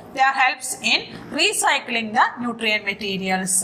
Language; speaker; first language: English; non-native, local second language; Malayalam